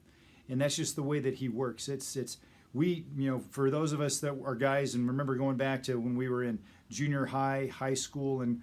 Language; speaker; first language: English; native; English